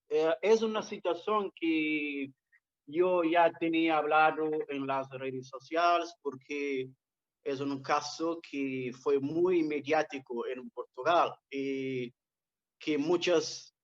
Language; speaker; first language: Spanish; non-native, fluent; Portuguese